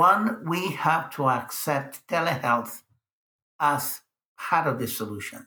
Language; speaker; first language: English; non-native, local second language; Igbo